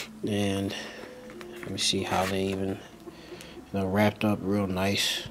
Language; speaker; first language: English; native; English